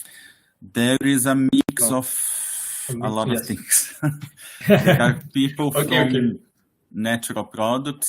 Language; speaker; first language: English; non-native, fluent; Portuguese